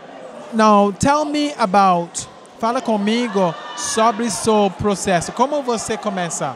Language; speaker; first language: Portuguese; non-native, learner; English